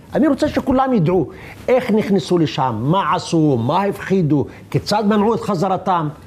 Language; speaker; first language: Hebrew; non-native, local second language; Arabic